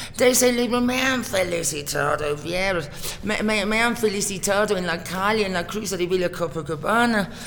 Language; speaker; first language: Spanish; non-native, fluent; English